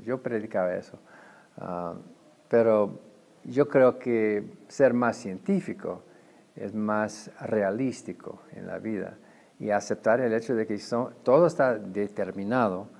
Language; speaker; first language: Spanish; non-native, fluent; English